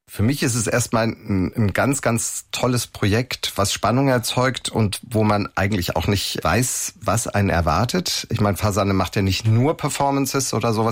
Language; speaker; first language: German; native; German